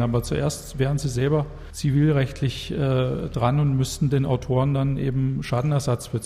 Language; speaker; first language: German; native; German